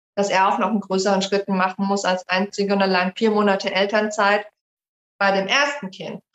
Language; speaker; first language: German; native; German